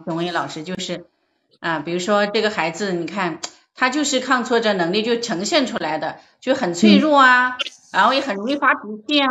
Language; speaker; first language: Chinese; native; Chinese